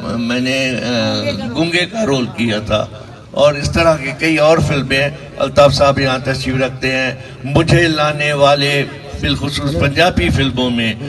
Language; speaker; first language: Urdu; non-native, local second language; Sindhi